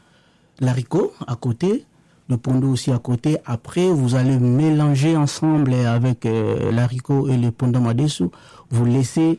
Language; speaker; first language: French; non-native, local second language; Lingala